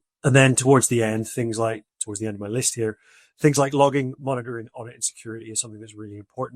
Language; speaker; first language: English; native; English